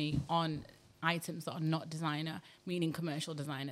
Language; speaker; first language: English; native; English